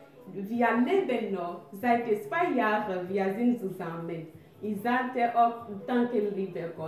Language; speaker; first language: German; non-native, learner; French